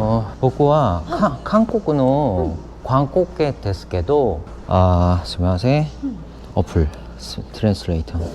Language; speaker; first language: Japanese; non-native, learner; Korean